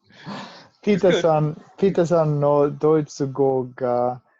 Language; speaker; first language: Japanese; non-native, learner; English